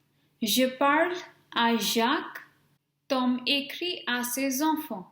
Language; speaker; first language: French; non-native, fluent; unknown